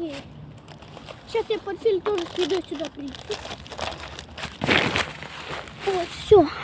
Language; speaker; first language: Russian; native; Russian